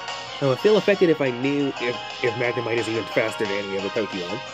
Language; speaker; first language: English; native; English